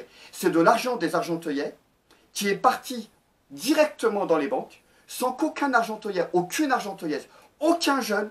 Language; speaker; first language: French; native; French